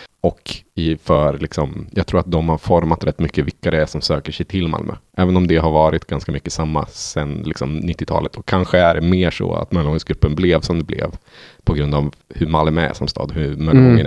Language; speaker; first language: Swedish; native; Swedish